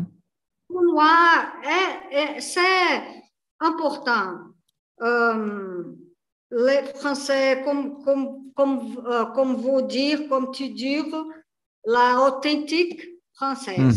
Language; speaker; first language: French; non-native, learner; Portuguese